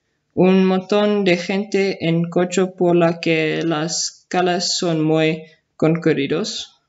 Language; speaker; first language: Spanish; non-native, learner; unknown